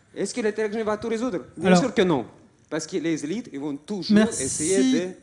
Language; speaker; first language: French; non-native, fluent; Russian